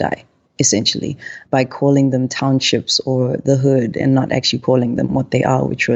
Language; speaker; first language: English; non-native, local second language; Zulu